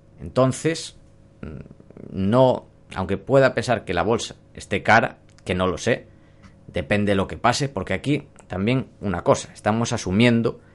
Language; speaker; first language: Spanish; native; Spanish